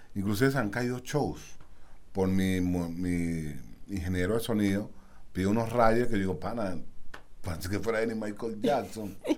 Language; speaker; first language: Spanish; native; Spanish